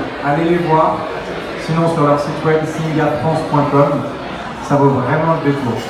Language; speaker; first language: French; native; French